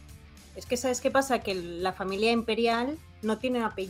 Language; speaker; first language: Spanish; native; Spanish